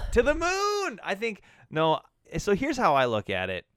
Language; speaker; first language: English; native; English